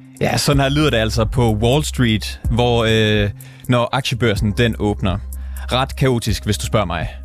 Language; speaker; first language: Danish; native; Danish